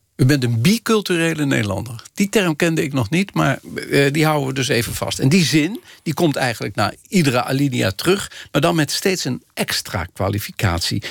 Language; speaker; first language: Dutch; native; Dutch